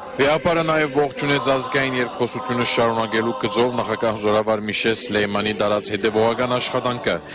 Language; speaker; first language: Armenian; early bilingual, heritage; Armenian